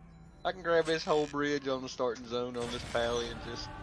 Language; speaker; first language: English; native; English